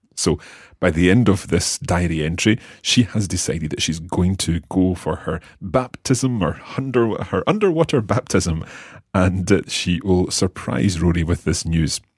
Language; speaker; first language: English; native; English